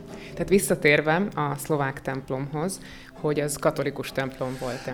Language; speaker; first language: Hungarian; native; Hungarian